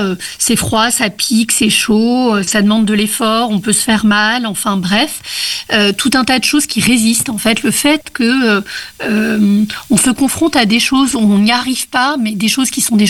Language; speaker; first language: French; native; French